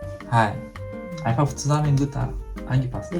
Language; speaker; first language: German; non-native, learner; Japanese